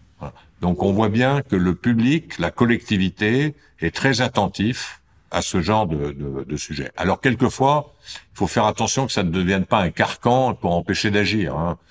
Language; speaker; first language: French; native; French